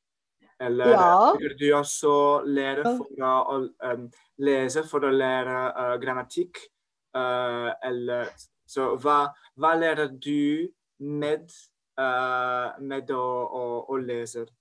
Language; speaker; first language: Norwegian; non-native, learner; French